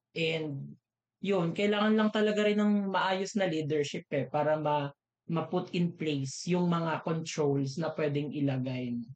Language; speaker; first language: Filipino; non-native, local second language; Bikol